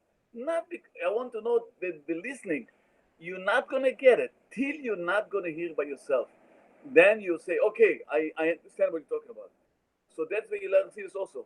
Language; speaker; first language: English; non-native, learner; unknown